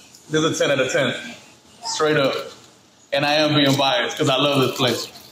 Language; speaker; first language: English; early bilingual, other home language; Spanish